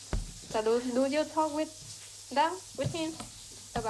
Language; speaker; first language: English; non-native, fluent; Vietnamese